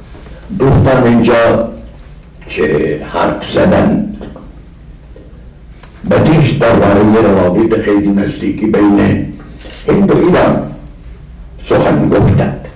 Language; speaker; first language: Persian; non-native, fluent; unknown